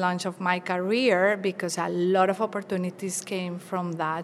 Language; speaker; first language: English; non-native, fluent; Spanish